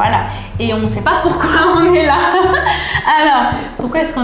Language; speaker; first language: French; native; French